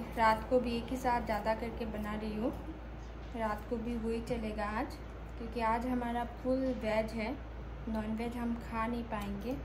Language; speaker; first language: Hindi; non-native, local second language; Bangla